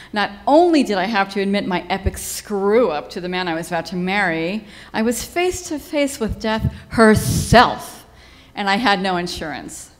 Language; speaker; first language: English; native; English